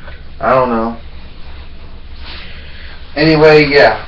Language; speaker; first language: English; native; English